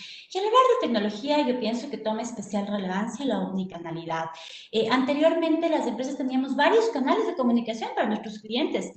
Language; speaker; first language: Spanish; native; Spanish